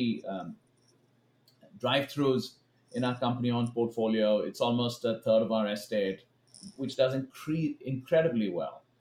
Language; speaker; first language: English; non-native, local second language; Hindi